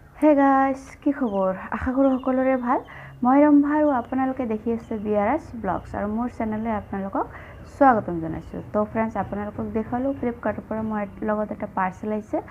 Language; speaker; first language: Assamese; non-native, local second language; Bangla